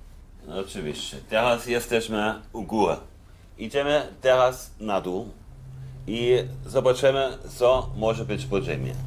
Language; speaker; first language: Polish; non-native, fluent; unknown